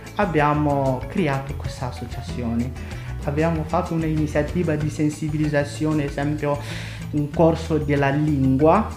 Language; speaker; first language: Italian; non-native, fluent; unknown